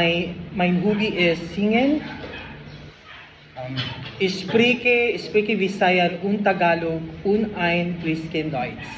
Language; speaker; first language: German; non-native, learner; Cebuano